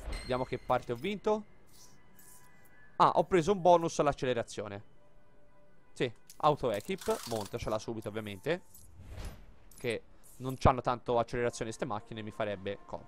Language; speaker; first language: Italian; native; Italian